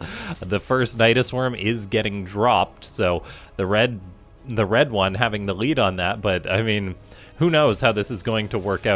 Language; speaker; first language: English; native; English